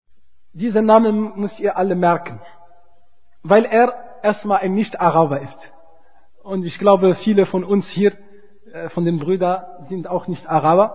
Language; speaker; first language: German; non-native, fluent; Arabic